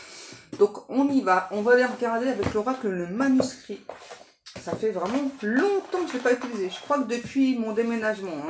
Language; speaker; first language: French; native; French